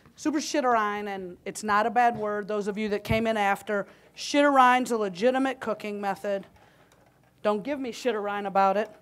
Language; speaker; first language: English; native; English